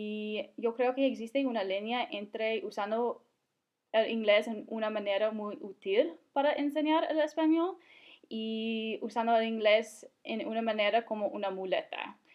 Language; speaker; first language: Spanish; non-native, fluent; English